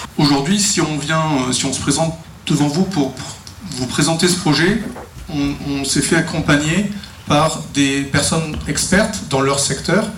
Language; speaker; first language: French; native; French